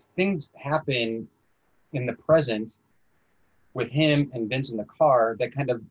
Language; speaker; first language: English; native; English